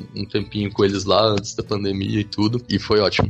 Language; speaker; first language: Portuguese; native; Portuguese